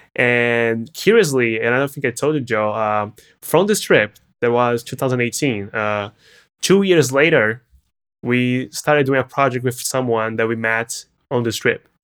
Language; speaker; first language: English; non-native, fluent; Portuguese